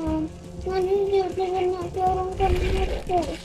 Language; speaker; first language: Russian; native; Russian